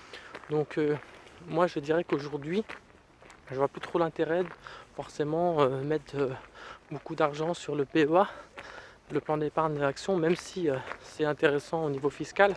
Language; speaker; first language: French; native; French